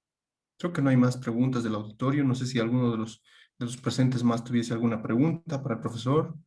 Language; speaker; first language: Spanish; native; Spanish